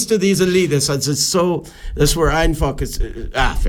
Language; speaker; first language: German; non-native, learner; English